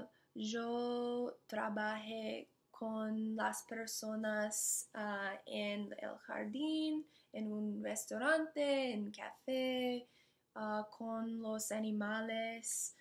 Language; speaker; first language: Spanish; non-native, learner; English